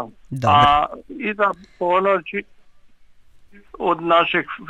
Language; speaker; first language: Serbian; native; Serbian